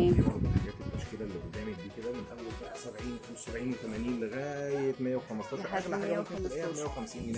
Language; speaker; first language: Arabic; native; Arabic